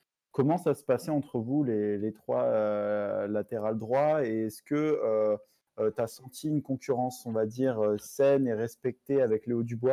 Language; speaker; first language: French; native; French